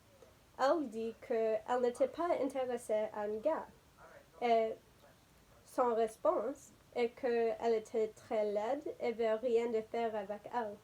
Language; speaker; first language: French; non-native, learner; English